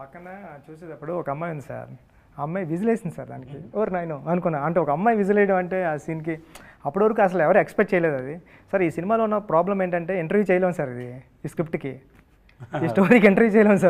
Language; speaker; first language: Telugu; native; Telugu